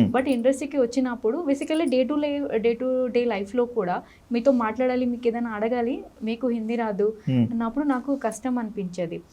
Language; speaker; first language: Telugu; non-native, fluent; Hindi